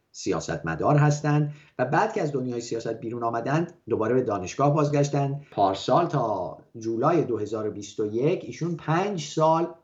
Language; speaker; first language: Persian; native; Persian